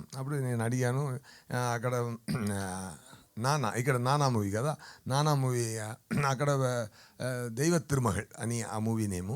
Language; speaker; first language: Telugu; non-native, learner; Tamil